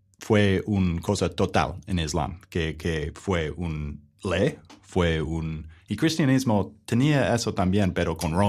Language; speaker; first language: Spanish; non-native, learner; English